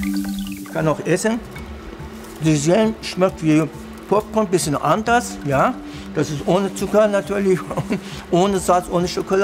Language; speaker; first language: German; non-native, fluent; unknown